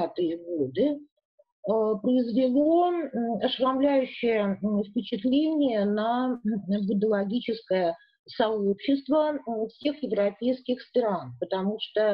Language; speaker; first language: Russian; native; Russian